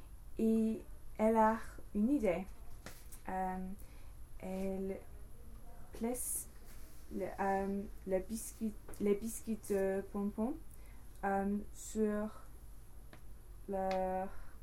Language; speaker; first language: French; non-native, learner; English